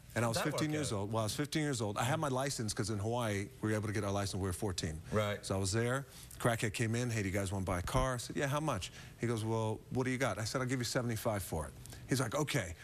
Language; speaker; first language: English; native; English